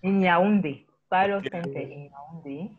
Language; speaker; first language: English; non-native, learner; French